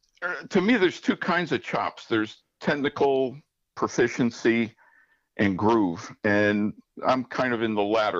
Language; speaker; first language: English; native; English